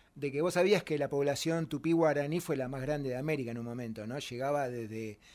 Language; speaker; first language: Spanish; native; Spanish